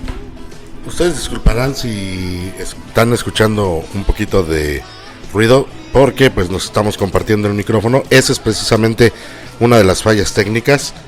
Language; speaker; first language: Spanish; native; Spanish